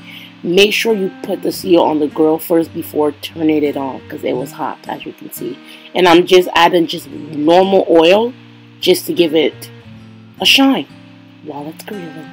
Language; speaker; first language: English; non-native, local second language; Yoruba